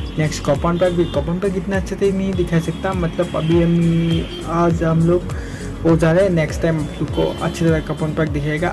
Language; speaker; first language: Hindi; non-native, local second language; Assamese